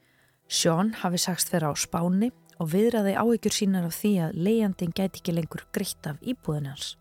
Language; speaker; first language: Icelandic; native; Icelandic